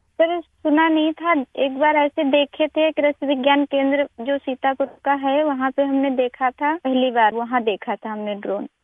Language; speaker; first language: Hindi; native; Hindi